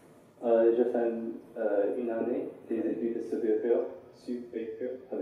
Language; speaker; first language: French; non-native, learner; Chinese